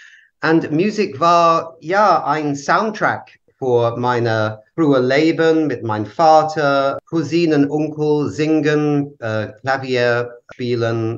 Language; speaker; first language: German; non-native, learner; English